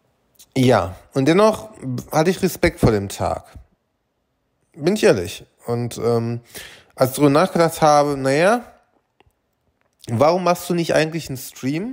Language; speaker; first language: German; native; German